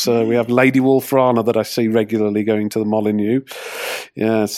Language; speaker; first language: English; native; English